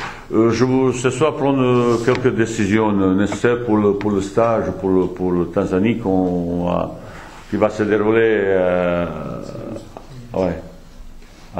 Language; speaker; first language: French; non-native, fluent; Bosnian